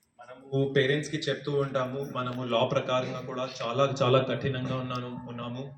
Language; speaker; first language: Telugu; non-native, fluent; Hindi